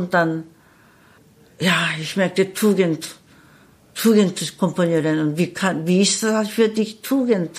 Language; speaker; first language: German; non-native, learner; Korean